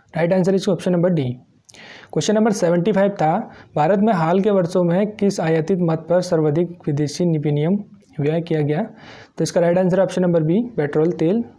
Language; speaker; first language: Hindi; native; Hindi